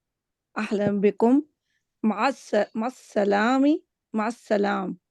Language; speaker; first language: Arabic; non-native, learner; Urdu